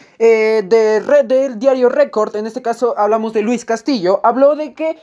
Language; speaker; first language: Spanish; native; Spanish